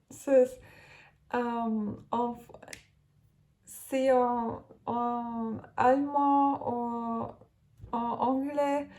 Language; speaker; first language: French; non-native, learner; Turkish